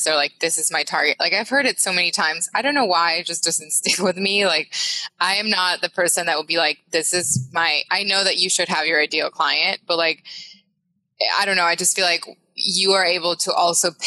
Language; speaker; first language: English; non-native, fluent; Spanish